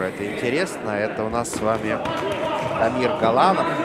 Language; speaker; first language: Russian; native; Russian